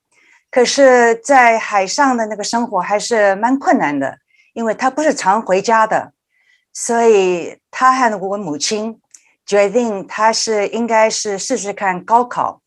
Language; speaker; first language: Chinese; early bilingual, heritage; Chinese